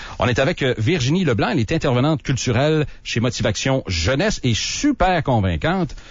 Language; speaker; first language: French; native; French